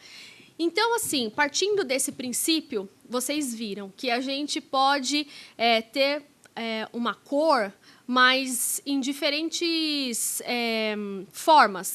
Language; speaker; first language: Portuguese; native; Portuguese